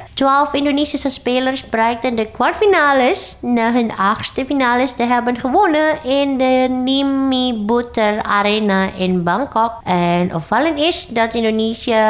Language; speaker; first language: Dutch; non-native, fluent; Indonesian